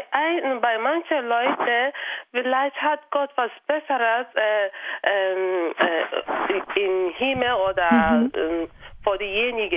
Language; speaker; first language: German; non-native, fluent; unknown